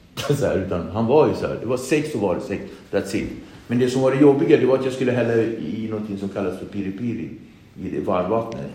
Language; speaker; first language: Swedish; early bilingual, other home language; Kabuverdianu